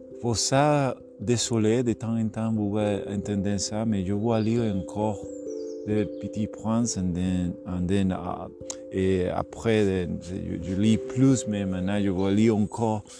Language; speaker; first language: French; non-native, learner; Spanish